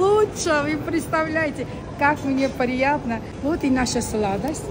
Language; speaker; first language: Russian; non-native, local second language; Armenian